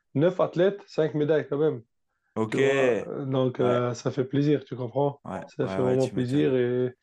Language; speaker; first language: French; non-native, fluent; Russian